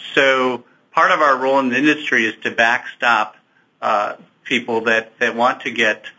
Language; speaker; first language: English; native; English